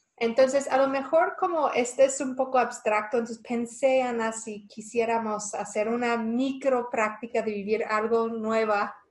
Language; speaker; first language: Spanish; non-native, fluent; English